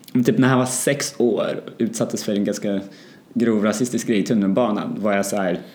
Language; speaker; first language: Swedish; early bilingual, other home language; Amharic